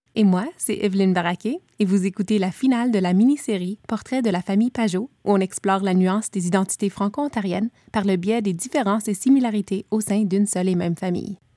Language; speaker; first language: French; native; French